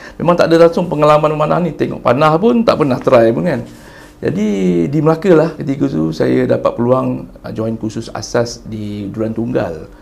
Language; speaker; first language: Malay; native; Malay